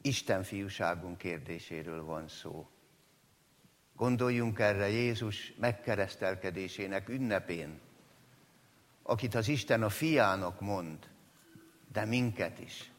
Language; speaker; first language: Hungarian; native; Hungarian